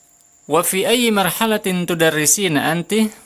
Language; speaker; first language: Arabic; non-native, fluent; Indonesian